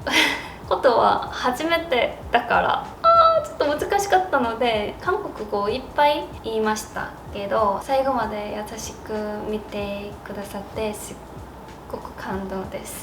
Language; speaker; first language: Japanese; non-native, learner; Korean